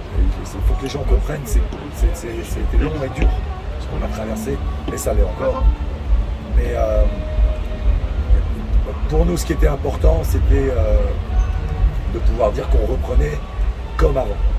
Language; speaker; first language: French; native; French